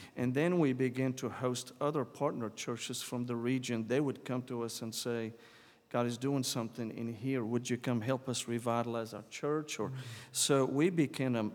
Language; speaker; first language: English; non-native, fluent; Arabic